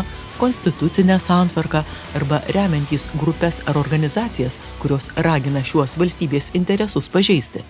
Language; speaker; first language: Lithuanian; native; Lithuanian